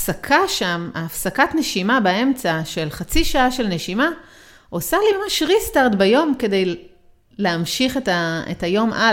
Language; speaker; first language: Hebrew; native; Hebrew